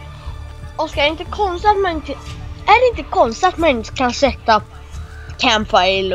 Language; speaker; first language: Swedish; native; Swedish